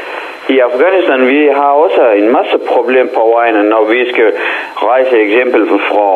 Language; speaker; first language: Danish; non-native, fluent; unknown